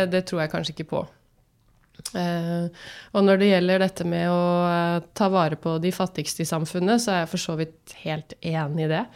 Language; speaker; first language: Norwegian; native; Norwegian